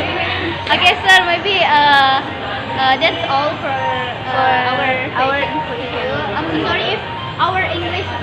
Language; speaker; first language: English; non-native, learner; Indonesian